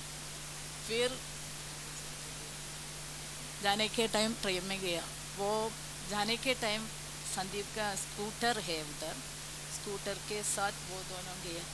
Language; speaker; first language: Hindi; non-native, local second language; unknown